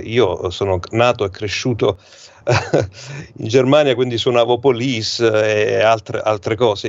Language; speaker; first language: Italian; early bilingual, heritage; Italian